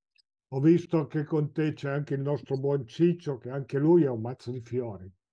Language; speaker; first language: Italian; native; Italian